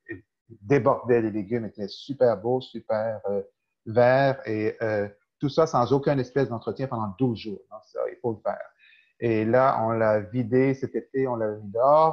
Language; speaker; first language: French; native; French